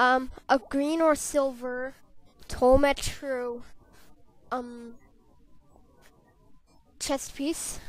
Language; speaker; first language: English; native; English